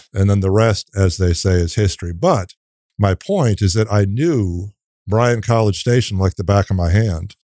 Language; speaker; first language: English; native; English